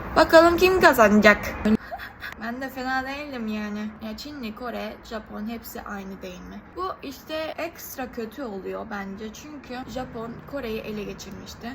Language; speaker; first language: Turkish; early bilingual, other home language; Korean